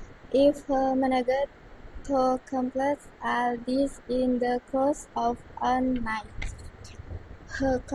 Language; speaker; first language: English; non-native, learner; Indonesian